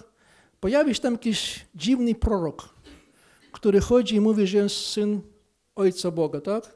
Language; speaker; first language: Polish; non-native, fluent; Ukrainian